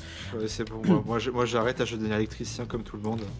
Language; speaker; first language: French; native; French